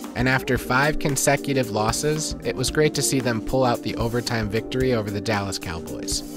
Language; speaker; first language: English; native; English